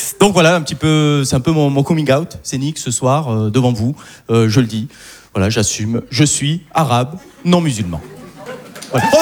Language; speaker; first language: French; early bilingual, other home language; Arabic